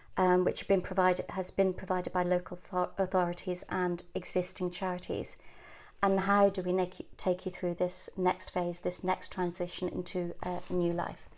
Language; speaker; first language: English; native; English